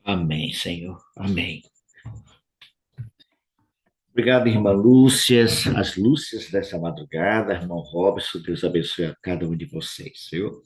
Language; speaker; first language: Portuguese; native; Portuguese